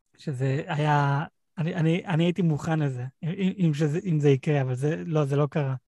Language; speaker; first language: Hebrew; native; Hebrew